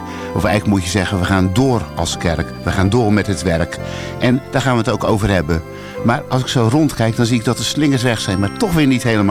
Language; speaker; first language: Dutch; native; Dutch